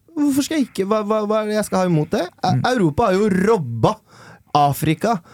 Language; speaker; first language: Norwegian; early bilingual, other home language; Persian